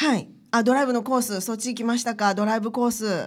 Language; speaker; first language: Japanese; native; Japanese